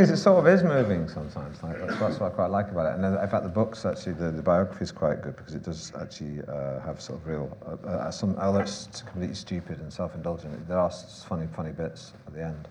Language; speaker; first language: English; native; English